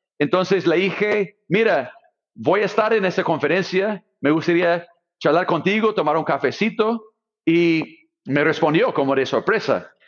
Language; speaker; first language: Spanish; non-native, fluent; English